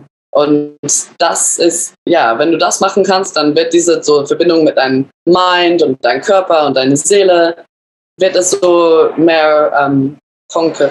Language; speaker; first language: German; early bilingual, other home language; English